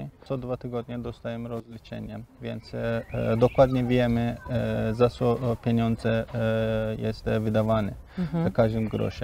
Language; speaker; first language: Polish; non-native, learner; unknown